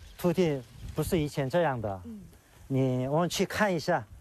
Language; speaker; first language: Chinese; non-native, learner; Korean